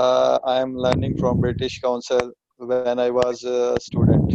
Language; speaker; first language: English; non-native, learner; Punjabi